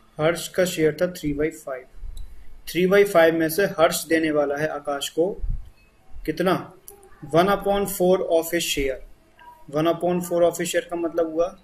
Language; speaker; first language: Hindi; native; Hindi